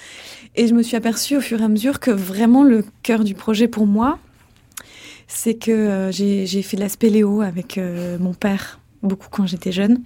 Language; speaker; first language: French; native; French